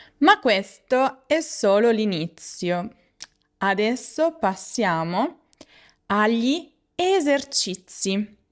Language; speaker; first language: Italian; native; Italian